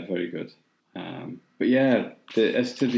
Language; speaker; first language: English; native; English